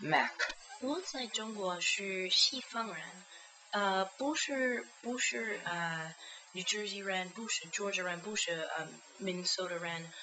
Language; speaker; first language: Chinese; non-native, learner; English